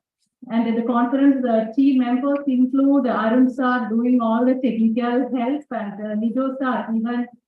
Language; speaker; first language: English; non-native, local second language; Malayalam